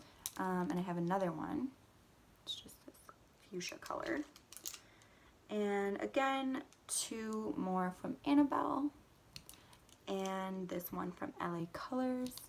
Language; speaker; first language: English; native; English